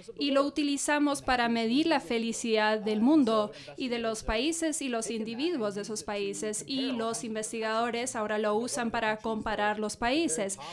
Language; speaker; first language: Spanish; non-native, fluent; English